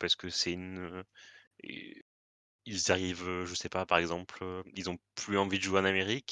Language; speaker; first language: French; native; French